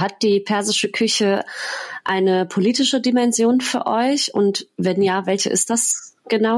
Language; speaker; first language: German; native; German